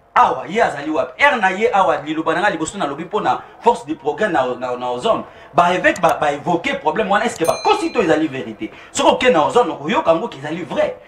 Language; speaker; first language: Lingala; native; Lingala